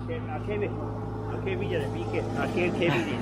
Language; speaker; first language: Japanese; native; Japanese